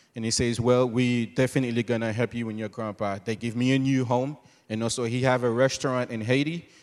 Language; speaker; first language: English; non-native, fluent; Haitian Creole